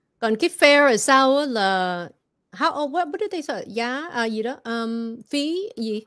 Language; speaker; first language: Vietnamese; early bilingual, heritage; Vietnamese